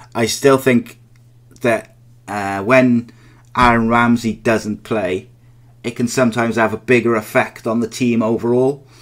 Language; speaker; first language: English; native; English